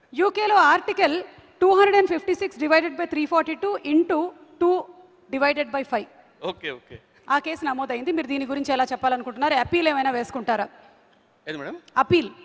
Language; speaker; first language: Telugu; native; Telugu